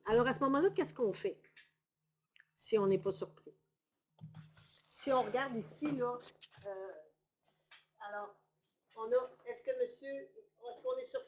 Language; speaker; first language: French; native; French